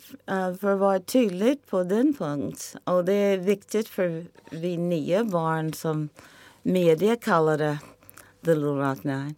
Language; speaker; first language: Swedish; non-native, fluent; English